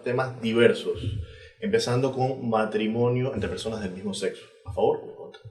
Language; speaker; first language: Spanish; native; Spanish